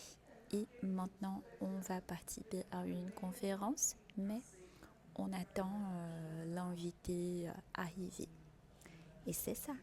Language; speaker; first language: French; non-native, fluent; Portuguese